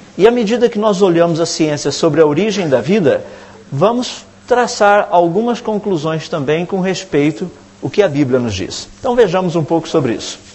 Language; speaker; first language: Portuguese; native; Portuguese